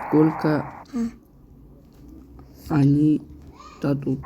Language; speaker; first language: Russian; non-native, local second language; Kazakh